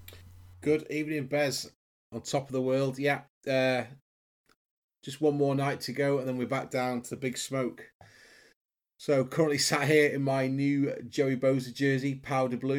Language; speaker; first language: English; native; English